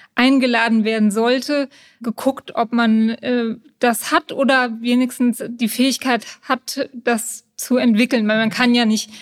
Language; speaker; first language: German; native; German